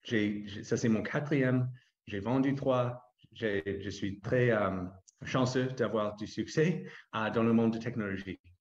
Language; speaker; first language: French; non-native, fluent; English